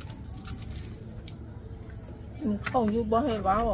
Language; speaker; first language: Korean; non-native, learner; Lao